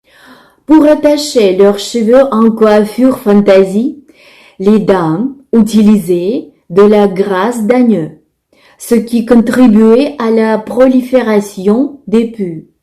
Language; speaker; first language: French; non-native, fluent; Russian